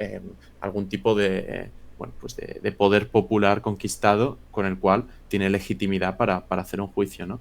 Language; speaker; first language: Spanish; native; Spanish